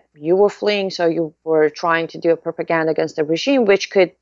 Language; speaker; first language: English; non-native, fluent; Persian